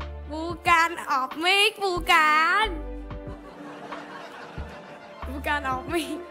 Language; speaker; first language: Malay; non-native, learner; Vietnamese